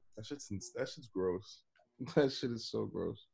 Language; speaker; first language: English; native; English